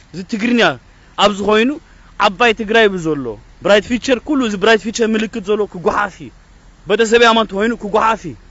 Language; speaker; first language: Tigrinya; early bilingual, heritage; Tigrinya